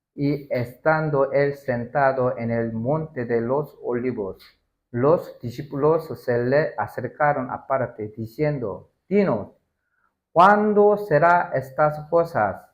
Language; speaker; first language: Spanish; non-native, learner; Korean